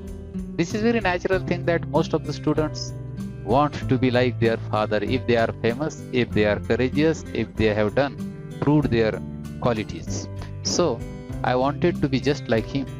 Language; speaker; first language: English; non-native, local second language; Marathi